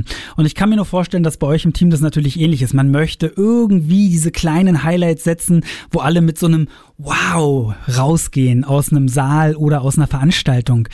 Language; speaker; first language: German; native; German